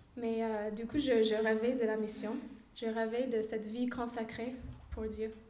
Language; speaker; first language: French; non-native, fluent; English